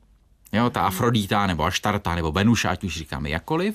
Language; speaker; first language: Czech; native; Czech